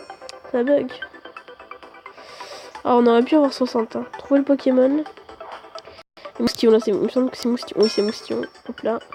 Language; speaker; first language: French; native; French